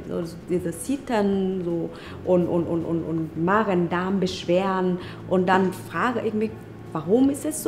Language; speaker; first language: German; non-native, fluent; Vietnamese